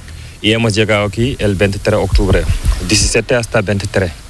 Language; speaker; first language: Spanish; non-native, learner; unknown